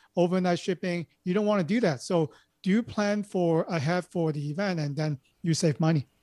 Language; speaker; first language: English; non-native, local second language; Cantonese